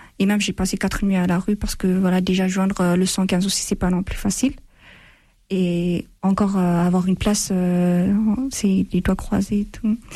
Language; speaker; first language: French; non-native, fluent; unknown